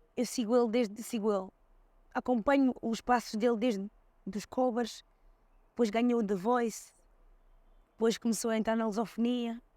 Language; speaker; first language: Portuguese; early bilingual, other home language; Kabuverdianu